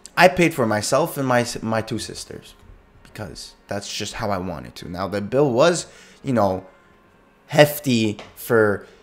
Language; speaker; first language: English; native; English